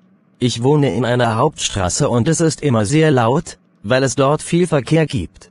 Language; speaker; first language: German; non-native, learner; Persian